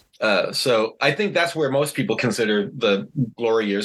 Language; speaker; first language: English; native; English